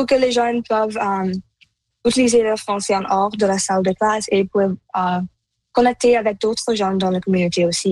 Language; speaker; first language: French; non-native, local second language; Punjabi